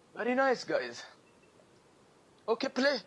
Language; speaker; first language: English; non-native, learner; Punjabi